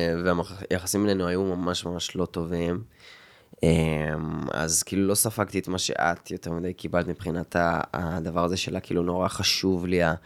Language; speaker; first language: Hebrew; native; Hebrew